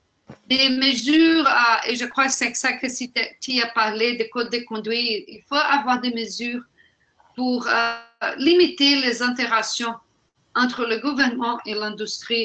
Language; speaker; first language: French; non-native, fluent; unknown